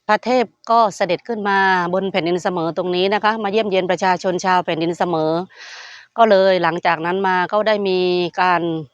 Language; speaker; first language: Thai; native; Thai